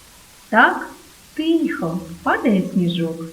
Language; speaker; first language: Ukrainian; native; Ukrainian